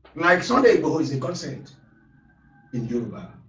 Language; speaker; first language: English; non-native, local second language; Yoruba